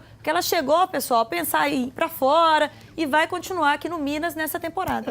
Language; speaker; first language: Portuguese; native; Portuguese